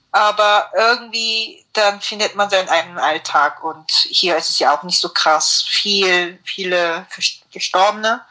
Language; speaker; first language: German; non-native, fluent; Korean